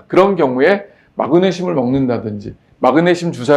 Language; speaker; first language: Korean; native; Korean